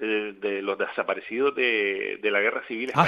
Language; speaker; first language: Spanish; native; Spanish